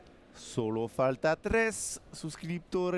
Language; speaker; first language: Spanish; non-native, learner; French